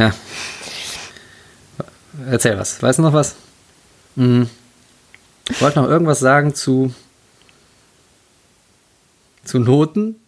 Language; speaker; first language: German; native; German